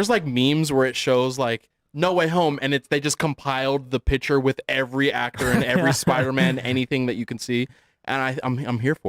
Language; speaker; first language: English; native; English